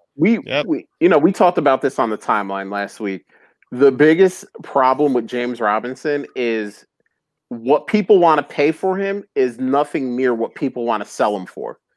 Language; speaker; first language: English; native; English